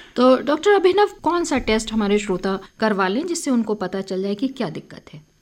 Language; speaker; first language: Hindi; native; Hindi